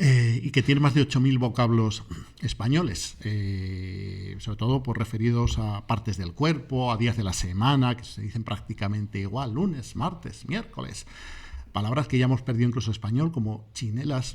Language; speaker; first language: Spanish; native; Spanish